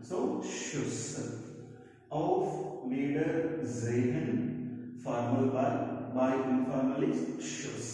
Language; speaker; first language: German; non-native, learner; Telugu